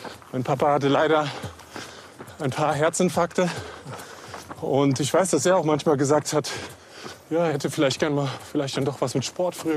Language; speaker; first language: German; native; German